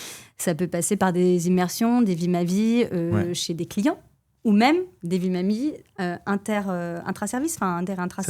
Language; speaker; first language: French; native; French